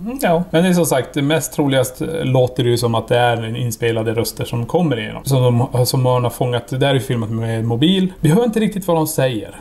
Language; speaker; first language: Swedish; native; Swedish